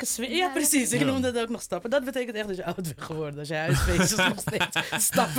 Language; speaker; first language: Dutch; native; Dutch